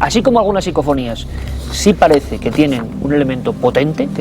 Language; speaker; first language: Spanish; native; Spanish